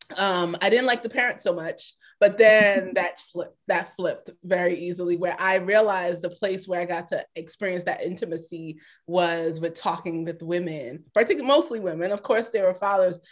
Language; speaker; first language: English; early bilingual, other home language; Yoruba